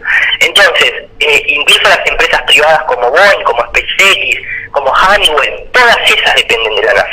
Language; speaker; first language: Spanish; native; Spanish